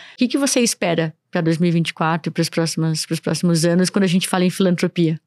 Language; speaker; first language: Portuguese; native; Portuguese